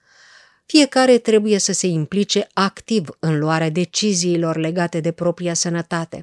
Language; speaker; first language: Romanian; native; Romanian